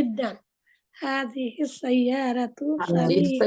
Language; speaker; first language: Arabic; non-native, learner; Bangla